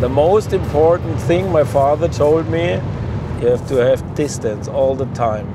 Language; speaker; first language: English; non-native, learner; German